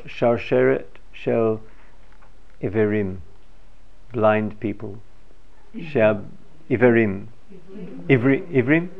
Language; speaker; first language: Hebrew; non-native, fluent; English